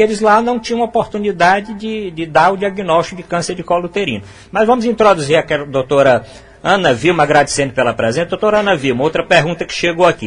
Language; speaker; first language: Portuguese; native; Portuguese